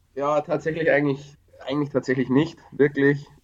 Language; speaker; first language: German; native; German